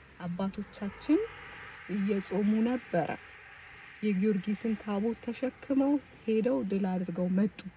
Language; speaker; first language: Amharic; native; Amharic